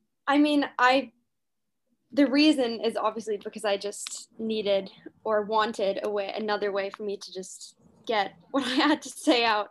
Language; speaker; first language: English; native; English